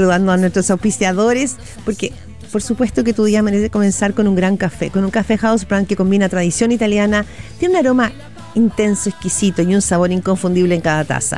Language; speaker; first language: Spanish; native; Spanish